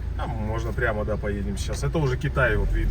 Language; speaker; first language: Russian; native; Russian